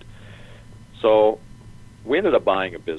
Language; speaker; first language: English; native; English